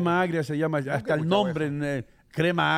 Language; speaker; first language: Spanish; native; Spanish